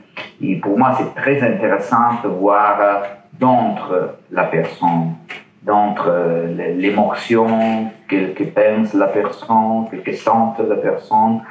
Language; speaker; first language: French; non-native, learner; Italian